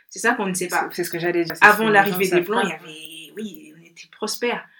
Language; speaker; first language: French; non-native, local second language; Bambara